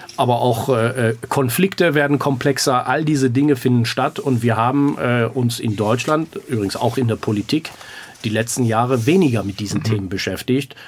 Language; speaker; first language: German; early bilingual, other home language; Persian